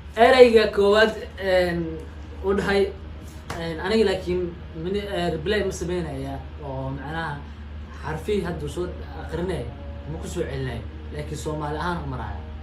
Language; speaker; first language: Somali; native; Somali